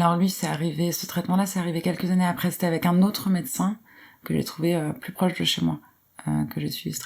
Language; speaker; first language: French; native; French